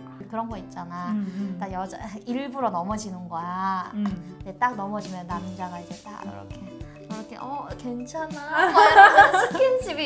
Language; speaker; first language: Korean; native; Korean